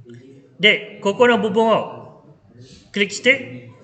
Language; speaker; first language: Japanese; non-native, fluent; Malay